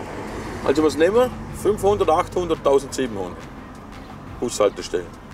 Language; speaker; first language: German; native; German